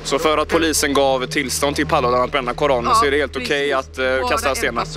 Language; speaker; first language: Swedish; native; Swedish